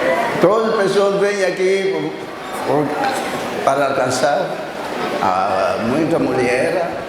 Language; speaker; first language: Portuguese; non-native, learner; Lingala